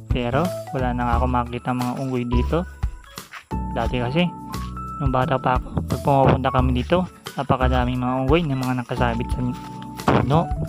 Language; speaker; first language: Filipino; non-native, local second language; Bikol